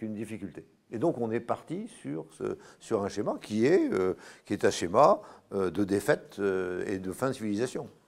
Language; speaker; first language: French; native; French